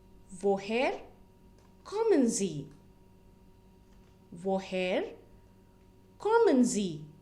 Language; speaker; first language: German; non-native, fluent; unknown